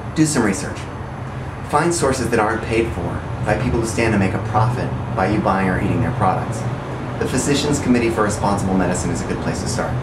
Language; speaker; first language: English; native; English